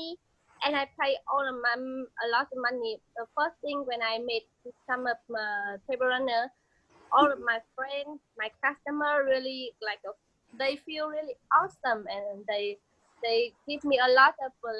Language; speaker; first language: English; non-native, learner; Vietnamese